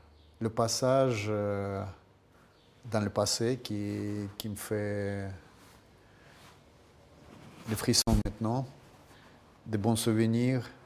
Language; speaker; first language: French; non-native, fluent; Russian